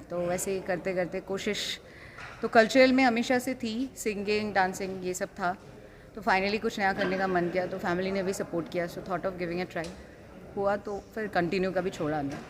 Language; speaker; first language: Hindi; non-native, local second language; Assamese